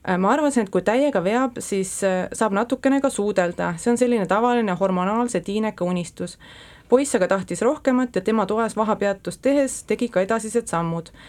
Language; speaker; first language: Estonian; native; Estonian